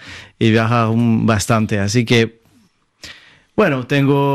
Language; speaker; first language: Spanish; non-native, fluent; French